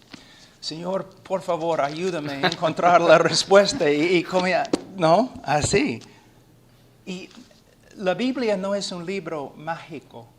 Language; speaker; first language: Spanish; non-native, fluent; English